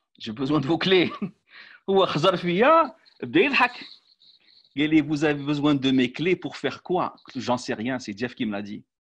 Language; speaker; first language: French; non-native, local second language; Arabic